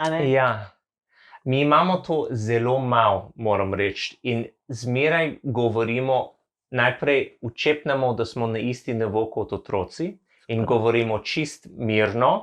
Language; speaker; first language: Slovenian; non-native, learner; English